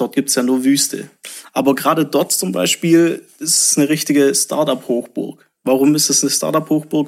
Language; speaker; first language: German; native; German